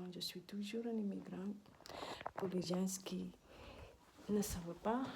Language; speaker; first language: French; non-native, learner; Dutch